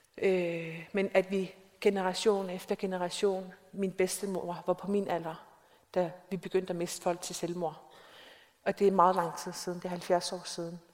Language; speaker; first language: Danish; non-native, local second language; Kalaallisut